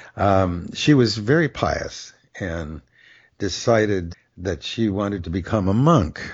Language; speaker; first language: English; native; English